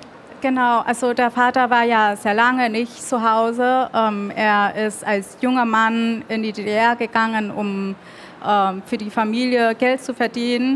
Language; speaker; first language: German; early bilingual, other home language; Vietnamese